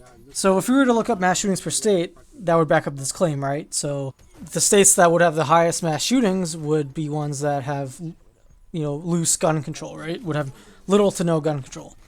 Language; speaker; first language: English; native; English